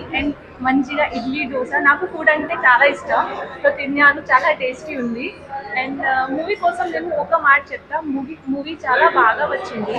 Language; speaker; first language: Telugu; non-native, learner; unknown